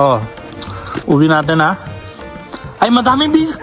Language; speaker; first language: Filipino; non-native, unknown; Hindi